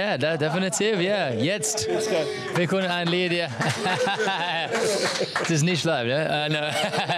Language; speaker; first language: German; non-native, learner; English